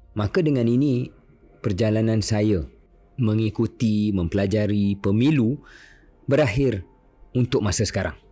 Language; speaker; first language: Malay; native; Malay